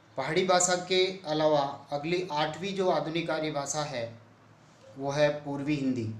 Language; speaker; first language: Hindi; native; Hindi